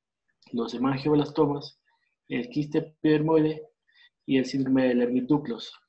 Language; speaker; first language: Spanish; native; Spanish